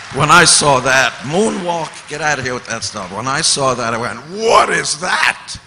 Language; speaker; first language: English; early bilingual, other home language; Hungarian